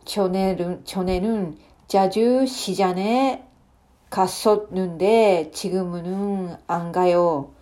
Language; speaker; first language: Korean; non-native, learner; Japanese